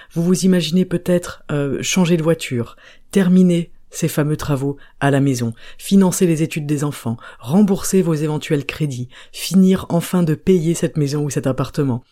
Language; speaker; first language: French; native; French